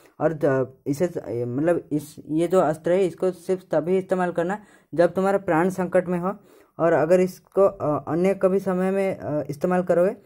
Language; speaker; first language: Hindi; native; Hindi